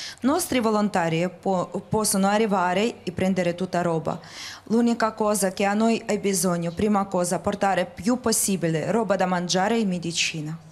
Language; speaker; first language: Italian; non-native, learner; Ukrainian